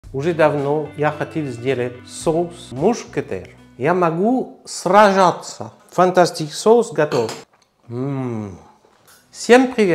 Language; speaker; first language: Russian; non-native, learner; French